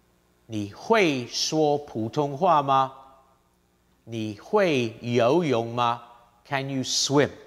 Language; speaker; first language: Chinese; non-native, fluent; English